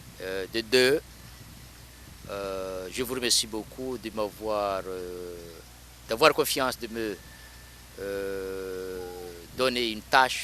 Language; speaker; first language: French; non-native, local second language; Malagasy